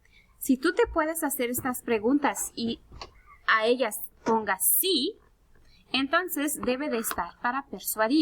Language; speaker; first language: Spanish; early bilingual, heritage; Spanish